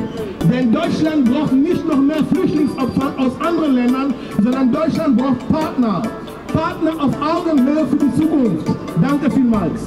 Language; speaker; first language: German; non-native, fluent; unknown